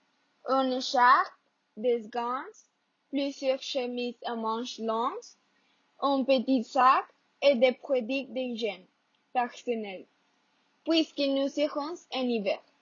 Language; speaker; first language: French; non-native, learner; Spanish